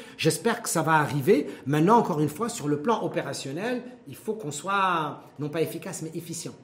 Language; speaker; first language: French; non-native, local second language; Arabic